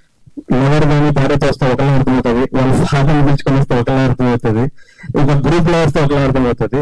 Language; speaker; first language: Telugu; native; Telugu